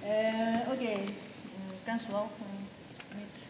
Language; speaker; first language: German; non-native, fluent; Spanish